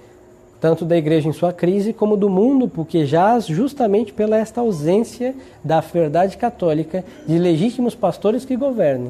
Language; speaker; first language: Portuguese; native; Portuguese